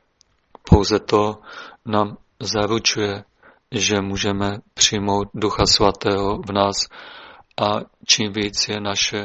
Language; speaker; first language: Czech; native; Czech